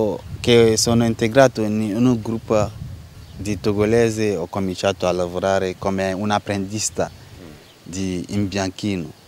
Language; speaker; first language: Italian; non-native, learner; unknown